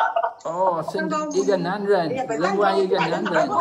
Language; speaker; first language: Chinese; non-native, fluent; English